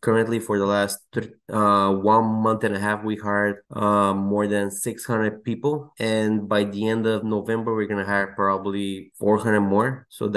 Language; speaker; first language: English; non-native, fluent; Bulgarian